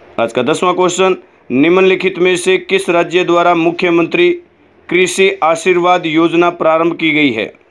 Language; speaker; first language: Hindi; native; Hindi